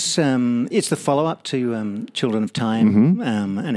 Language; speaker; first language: English; native; English